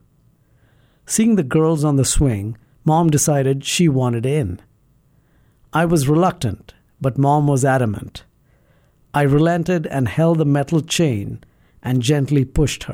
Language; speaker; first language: English; non-native, local second language; Malayalam